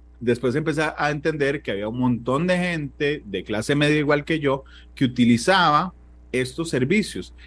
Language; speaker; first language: Spanish; native; Spanish